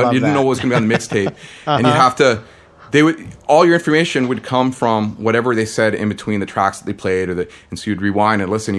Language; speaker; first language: English; native; English